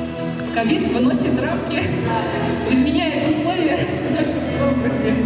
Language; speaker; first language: Russian; native; Russian